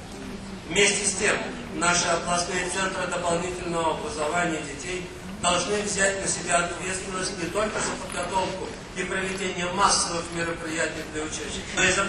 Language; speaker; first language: Russian; native; Russian